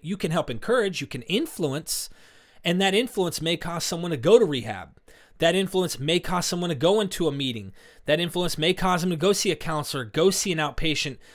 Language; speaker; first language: English; native; English